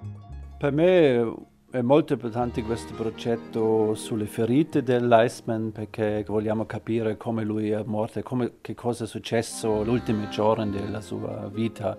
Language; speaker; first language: Italian; non-native, learner; German